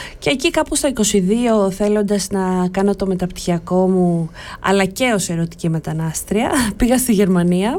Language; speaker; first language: Greek; early bilingual, other home language; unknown